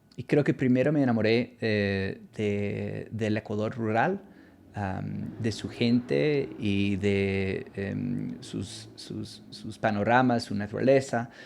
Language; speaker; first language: Spanish; non-native, fluent; English